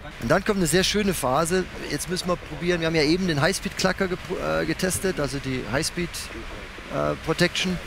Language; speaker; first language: German; native; German